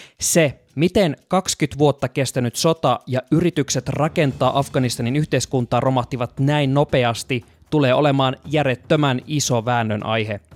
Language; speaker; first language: Finnish; native; Finnish